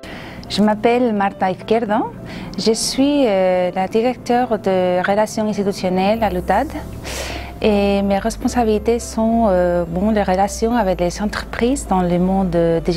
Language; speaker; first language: French; non-native, fluent; Spanish